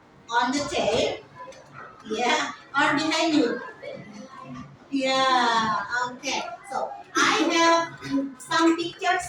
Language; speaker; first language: English; non-native, learner; Indonesian